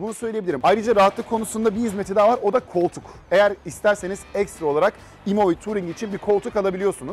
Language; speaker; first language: Turkish; native; Turkish